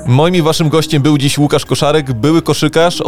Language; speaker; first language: Polish; native; Polish